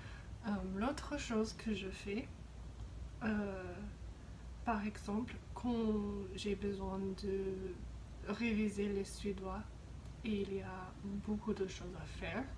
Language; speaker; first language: French; non-native, fluent; English